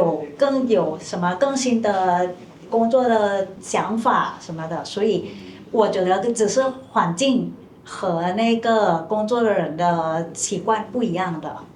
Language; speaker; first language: Chinese; non-native, fluent; Thai